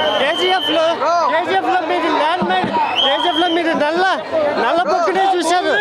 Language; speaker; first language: Telugu; native; Telugu